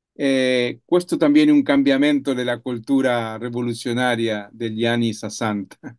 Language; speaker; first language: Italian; non-native, learner; Spanish